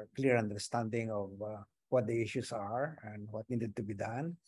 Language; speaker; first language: English; non-native, local second language; Iloko